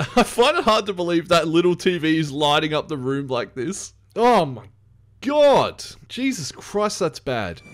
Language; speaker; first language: English; native; English